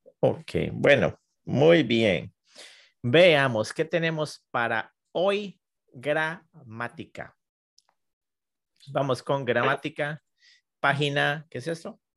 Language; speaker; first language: Spanish; non-native, fluent; English